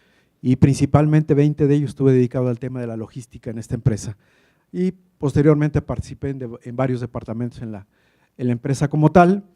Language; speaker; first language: Spanish; native; Spanish